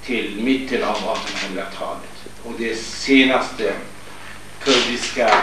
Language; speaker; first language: Swedish; non-native, fluent; Kurdish